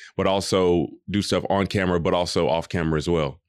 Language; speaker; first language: English; native; English